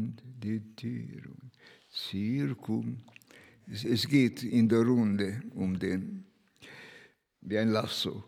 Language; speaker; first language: German; non-native, fluent; Hungarian